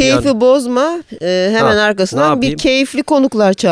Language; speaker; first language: Turkish; native; Turkish